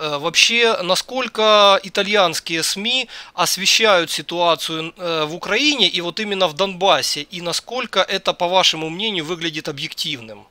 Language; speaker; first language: Russian; native; Russian